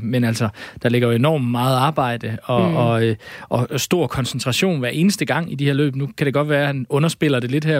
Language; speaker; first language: Danish; native; Danish